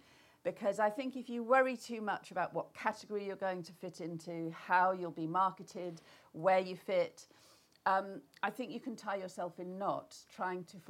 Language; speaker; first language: English; native; English